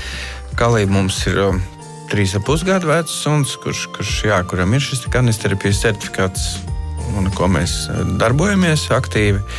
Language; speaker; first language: Latvian; native; Latvian